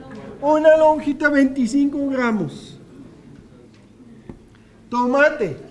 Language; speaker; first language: Spanish; non-native, fluent; Dutch